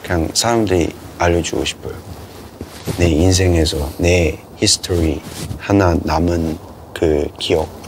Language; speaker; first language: Korean; non-native, learner; Cantonese